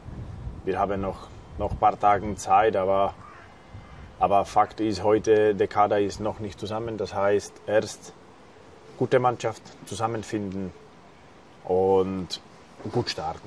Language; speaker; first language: German; non-native, fluent; Slovak